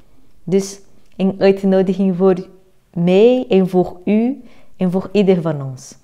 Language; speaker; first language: Dutch; non-native, fluent; Portuguese